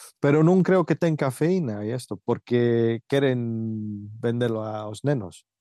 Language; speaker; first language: Galician; early bilingual, heritage; Galician